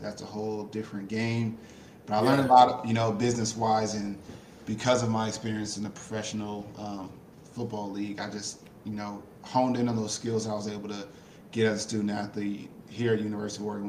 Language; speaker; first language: English; native; English